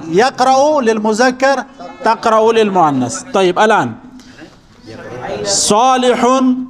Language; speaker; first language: Arabic; non-native, fluent; Urdu